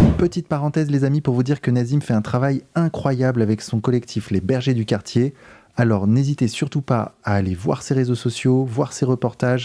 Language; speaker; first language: French; native; French